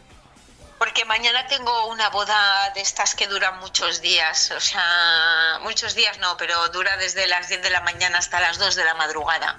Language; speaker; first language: Spanish; native; Spanish